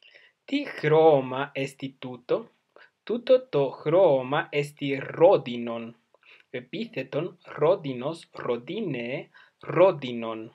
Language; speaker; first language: Greek; non-native, fluent; Spanish